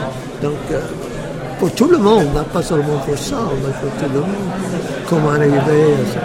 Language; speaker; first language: French; non-native, fluent; English